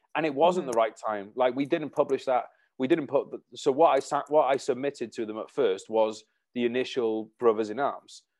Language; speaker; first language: English; native; English